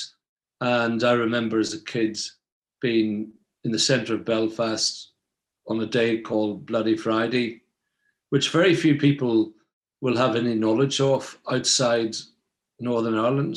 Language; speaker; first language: English; native; English